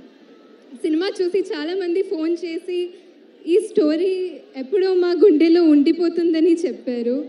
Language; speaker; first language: Telugu; non-native, fluent; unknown